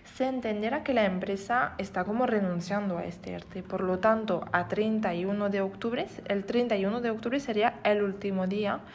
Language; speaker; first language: Spanish; non-native, fluent; French